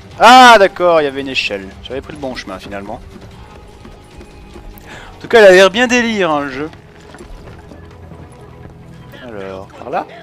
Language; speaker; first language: French; native; French